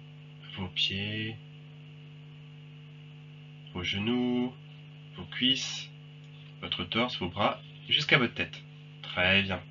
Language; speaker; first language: French; native; French